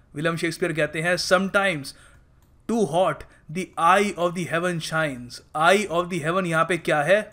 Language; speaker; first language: Hindi; native; Hindi